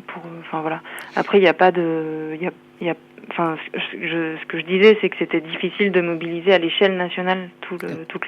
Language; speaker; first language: French; native; French